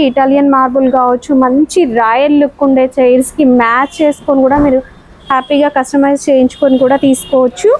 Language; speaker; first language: Telugu; native; Telugu